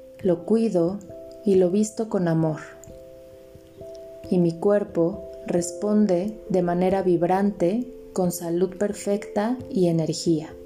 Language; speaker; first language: Spanish; native; Spanish